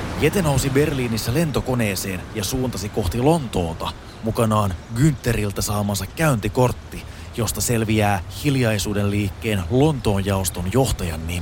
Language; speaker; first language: Finnish; native; Finnish